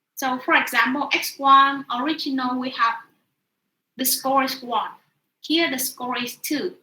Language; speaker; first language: English; non-native, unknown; Vietnamese